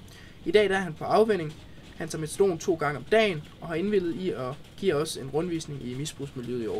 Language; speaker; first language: Danish; native; Danish